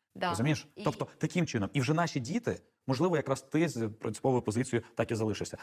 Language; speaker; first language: Ukrainian; non-native, local second language; Russian